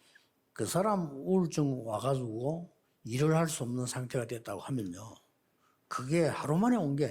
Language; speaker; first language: Korean; native; Korean